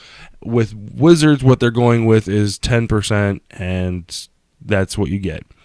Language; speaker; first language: English; native; English